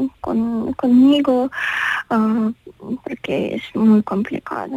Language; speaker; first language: Spanish; non-native, learner; Ukrainian